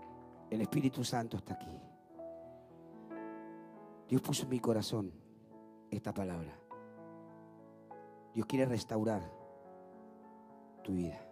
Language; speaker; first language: Spanish; native; Spanish